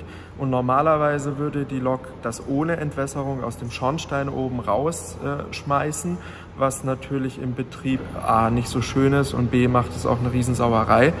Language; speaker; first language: German; native; German